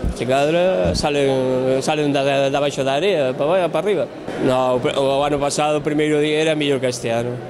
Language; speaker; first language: Galician; native; Galician